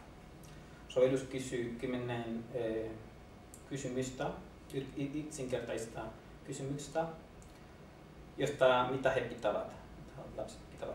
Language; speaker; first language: Finnish; non-native, learner; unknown